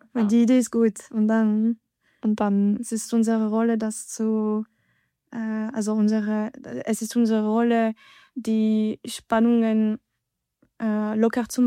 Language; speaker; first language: German; non-native, fluent; French